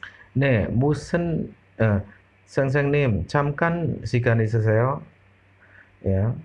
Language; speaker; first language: Korean; non-native, fluent; Indonesian